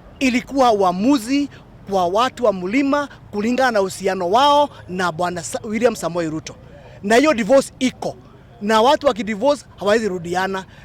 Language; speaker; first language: Swahili; non-native, local second language; Kikuyu